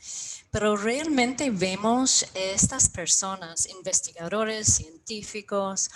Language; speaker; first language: Spanish; non-native, fluent; English